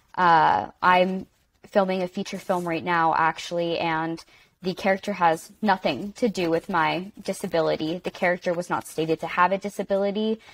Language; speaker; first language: English; native; English